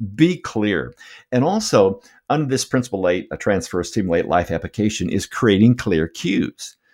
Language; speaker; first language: English; native; English